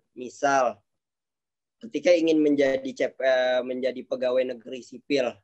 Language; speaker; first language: Indonesian; native; Indonesian